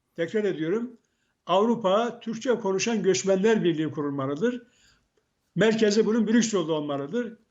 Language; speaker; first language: Turkish; native; Turkish